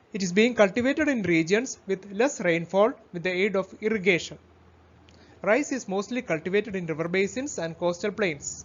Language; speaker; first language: English; non-native, local second language; Malayalam